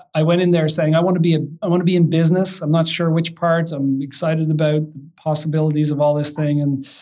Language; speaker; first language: English; native; English